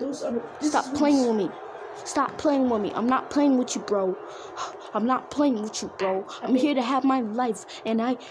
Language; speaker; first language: English; native; English